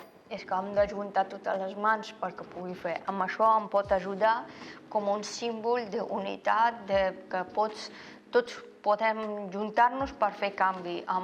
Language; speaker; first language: Catalan; non-native, fluent; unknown